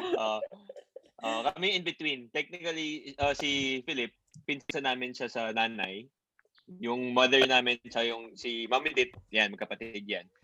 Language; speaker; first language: Filipino; non-native, local second language; Bikol